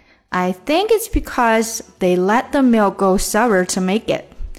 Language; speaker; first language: English; non-native, fluent; Chinese